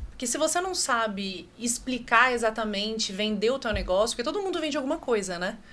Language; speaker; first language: Portuguese; native; Portuguese